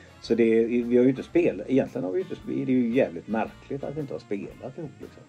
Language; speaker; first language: Swedish; native; Swedish